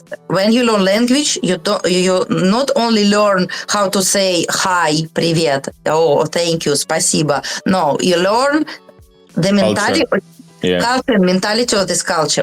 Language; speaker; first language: English; non-native, learner; Russian